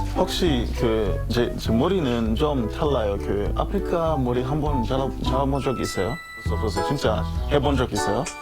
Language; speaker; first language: Korean; non-native, learner; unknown